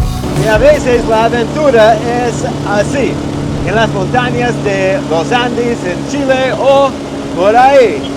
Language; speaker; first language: Spanish; non-native, fluent; English